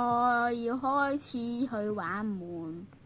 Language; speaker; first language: Chinese; native; Chinese